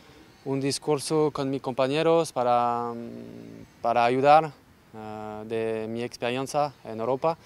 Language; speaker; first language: Spanish; non-native, learner; French